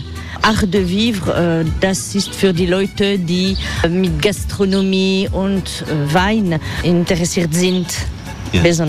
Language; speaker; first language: German; non-native, learner; French